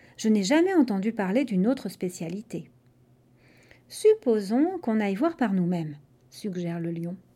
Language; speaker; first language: French; non-native, fluent; English